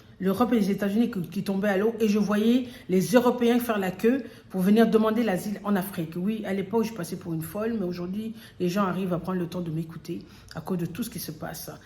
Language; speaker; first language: French; early bilingual, other home language; Lingala